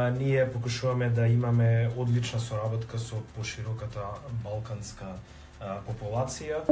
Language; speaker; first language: Macedonian; early bilingual, heritage; Macedonian